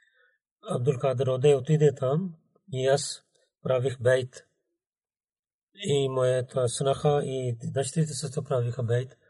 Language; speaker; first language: Bulgarian; non-native, fluent; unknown